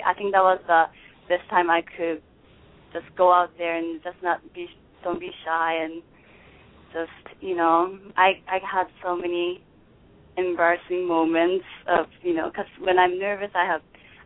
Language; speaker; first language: English; non-native, fluent; Japanese